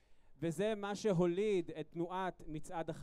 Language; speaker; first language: Hebrew; native; Hebrew